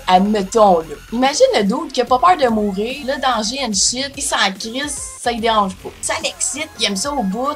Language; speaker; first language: French; native; French